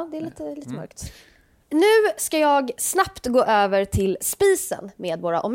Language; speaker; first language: Swedish; native; Swedish